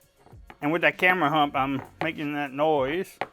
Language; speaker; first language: English; native; English